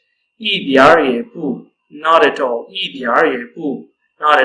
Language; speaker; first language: Chinese; non-native, fluent; Urdu